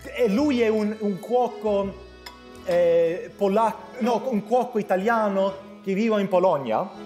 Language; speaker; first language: Italian; non-native, learner; Swedish